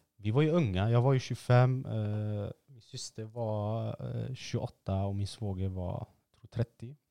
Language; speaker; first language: Swedish; early bilingual, other home language; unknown